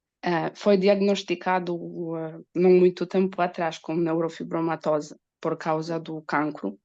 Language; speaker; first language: Portuguese; non-native, learner; Polish